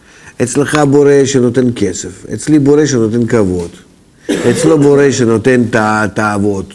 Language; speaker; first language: Hebrew; non-native, fluent; Russian